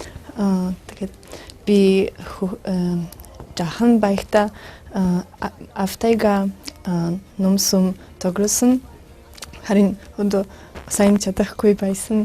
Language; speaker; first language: Mongolian; non-native, learner; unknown